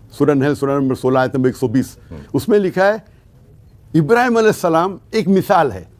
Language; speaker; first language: Urdu; non-native, local second language; Konkani